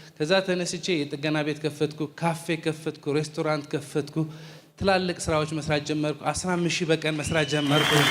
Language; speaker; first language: Amharic; non-native, fluent; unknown